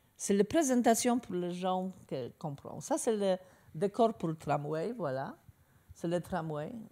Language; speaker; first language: French; non-native, learner; Polish